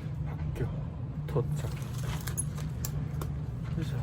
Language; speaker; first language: Korean; non-native, learner; Japanese